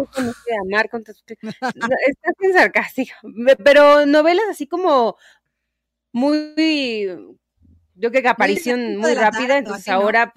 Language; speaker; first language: Spanish; native; Spanish